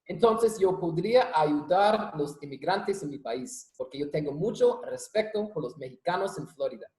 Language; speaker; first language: Spanish; non-native, fluent; English